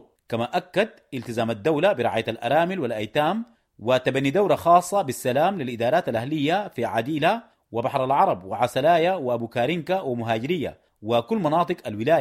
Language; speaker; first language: Arabic; native; Arabic